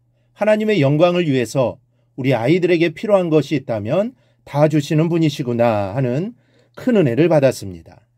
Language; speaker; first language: Korean; native; Korean